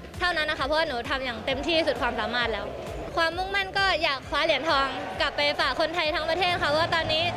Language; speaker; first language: Thai; native; Thai